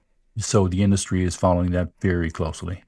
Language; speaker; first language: English; native; English